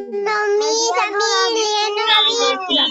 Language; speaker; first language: Spanish; native; Spanish